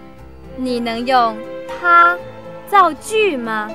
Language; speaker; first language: Chinese; native; Chinese